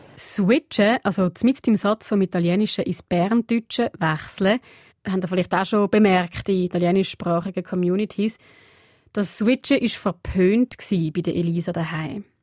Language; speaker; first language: German; early bilingual, other home language; Portuguese